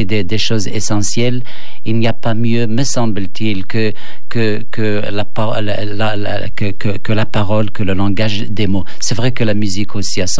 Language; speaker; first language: French; non-native, local second language; Berber languages